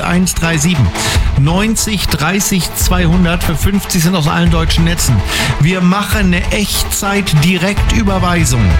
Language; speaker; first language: German; native; German